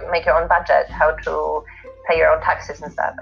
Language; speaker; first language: English; non-native, fluent; Polish